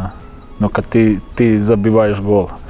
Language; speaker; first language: Russian; non-native, learner; Croatian